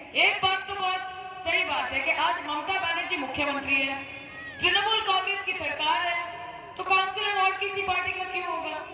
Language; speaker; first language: Hindi; non-native, local second language; Bangla